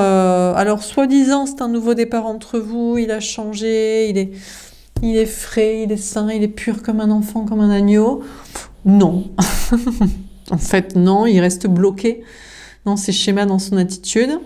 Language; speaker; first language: French; native; French